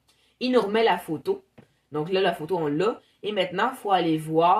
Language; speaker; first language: French; native; French